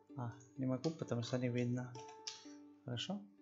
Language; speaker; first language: Russian; non-native, learner; Spanish